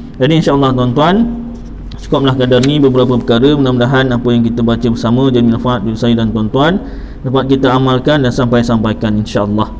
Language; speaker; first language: Malay; native; Malay